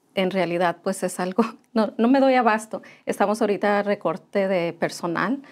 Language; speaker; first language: Spanish; early bilingual, heritage; Spanish